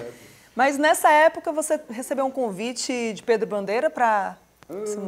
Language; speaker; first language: Portuguese; native; Portuguese